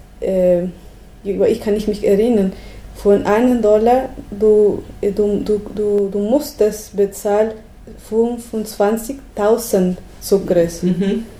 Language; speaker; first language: German; non-native, learner; Spanish